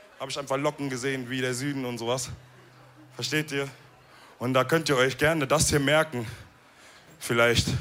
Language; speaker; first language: German; early bilingual, other home language; Wolof